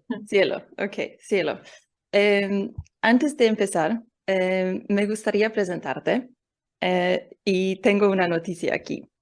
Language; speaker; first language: Spanish; non-native, learner; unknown